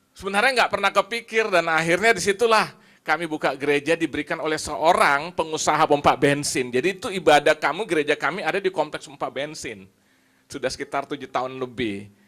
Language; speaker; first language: Indonesian; native; Indonesian